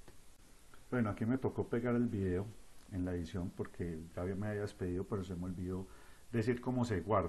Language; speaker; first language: Spanish; native; Spanish